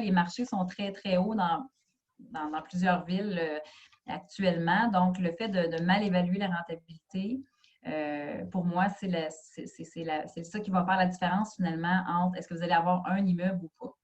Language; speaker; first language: French; native; French